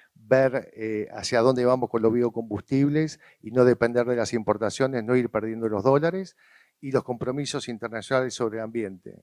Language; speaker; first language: Spanish; native; Spanish